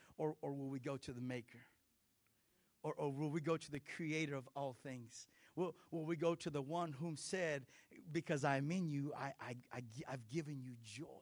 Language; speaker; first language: English; native; English